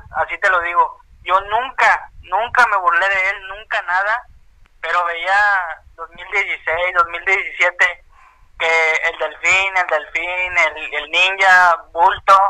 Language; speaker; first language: Spanish; native; Spanish